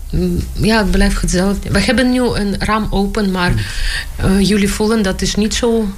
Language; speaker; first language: Dutch; non-native, learner; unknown